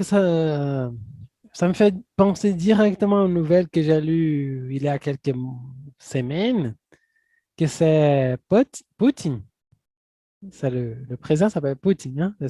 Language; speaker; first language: French; non-native, fluent; Portuguese